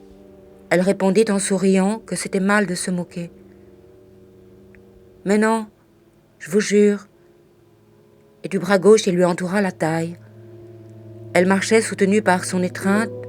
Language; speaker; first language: French; native; French